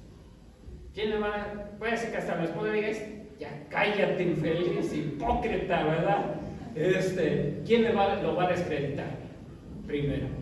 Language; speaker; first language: Spanish; native; Spanish